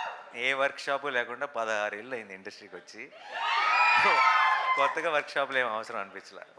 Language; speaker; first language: Telugu; native; Telugu